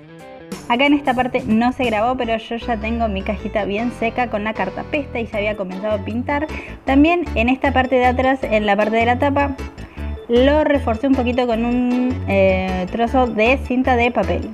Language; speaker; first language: Spanish; native; Spanish